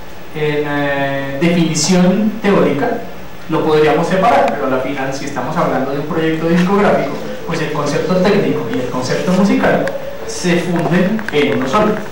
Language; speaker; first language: Spanish; native; Spanish